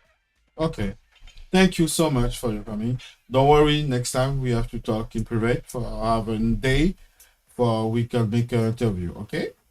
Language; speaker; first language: English; non-native, learner; French